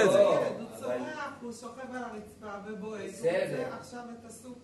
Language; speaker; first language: Hebrew; native; Hebrew